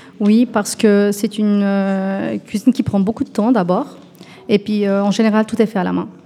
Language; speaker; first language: French; non-native, fluent; Turkish